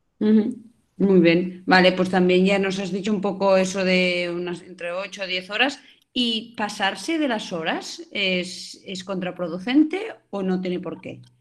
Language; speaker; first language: Spanish; non-native, local second language; Catalan